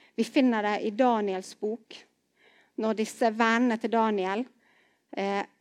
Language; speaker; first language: Norwegian; native; Norwegian